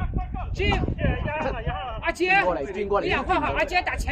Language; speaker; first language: Chinese; native; Chinese